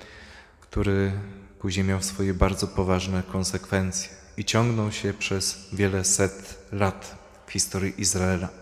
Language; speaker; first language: Polish; native; Polish